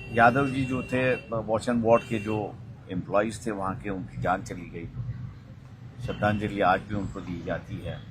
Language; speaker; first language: Hindi; non-native, local second language; Marathi